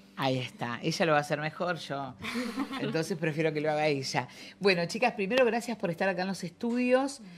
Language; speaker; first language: Spanish; native; Spanish